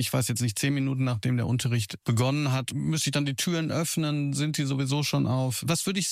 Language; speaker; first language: German; native; German